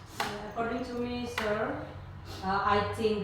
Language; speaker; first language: English; non-native, learner; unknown